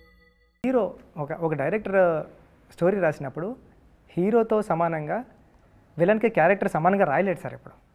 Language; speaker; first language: Telugu; native; Telugu